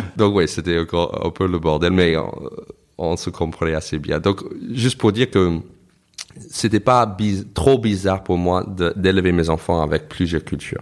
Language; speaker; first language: French; non-native, fluent; English